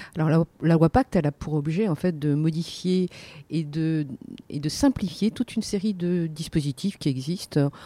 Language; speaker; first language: French; native; French